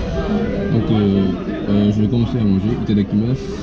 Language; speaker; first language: French; non-native, fluent; Japanese